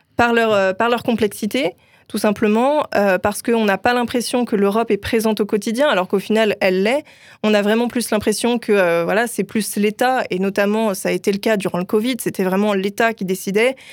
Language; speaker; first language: French; native; French